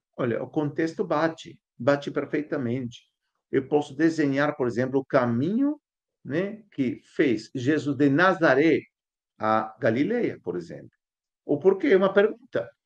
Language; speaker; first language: Portuguese; non-native, fluent; Spanish